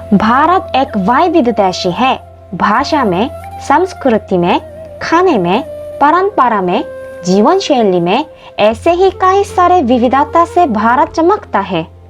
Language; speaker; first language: Hindi; non-native, fluent; Korean